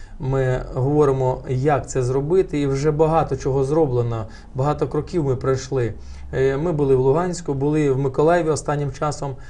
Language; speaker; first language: Ukrainian; non-native, local second language; Russian